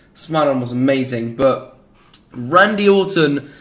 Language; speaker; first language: English; native; English